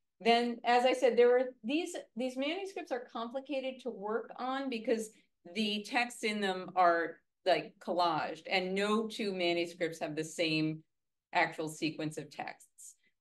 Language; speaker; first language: English; native; English